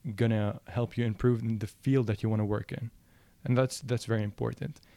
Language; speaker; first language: English; non-native, fluent; Arabic